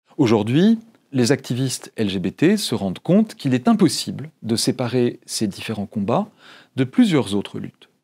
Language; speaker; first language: French; native; French